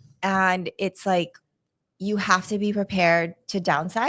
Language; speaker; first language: English; native; English